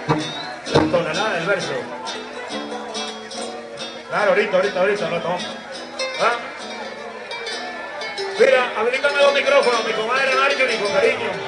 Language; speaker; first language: Spanish; native; Spanish